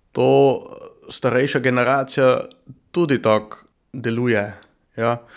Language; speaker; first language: Slovenian; early bilingual, heritage; German